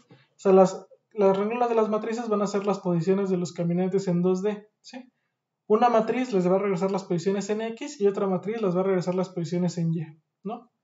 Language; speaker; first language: Spanish; native; Spanish